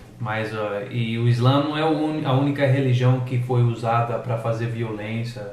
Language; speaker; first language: Portuguese; early bilingual, heritage; English